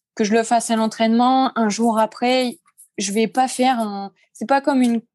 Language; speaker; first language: French; native; French